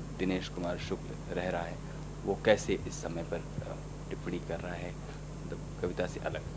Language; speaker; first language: Hindi; native; Hindi